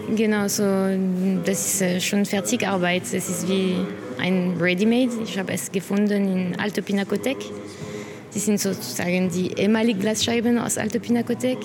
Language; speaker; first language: German; non-native, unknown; French